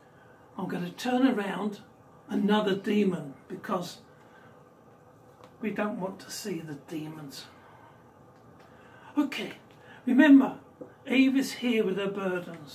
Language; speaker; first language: English; native; English